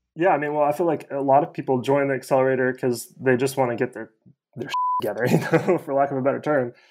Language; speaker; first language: English; native; English